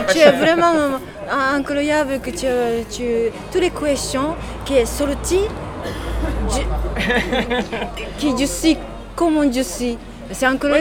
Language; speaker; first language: French; non-native, learner; Japanese